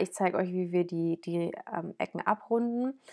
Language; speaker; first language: German; native; German